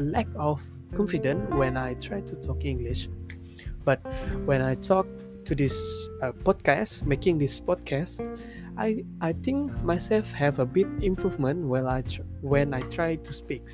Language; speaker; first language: English; non-native, local second language; Malay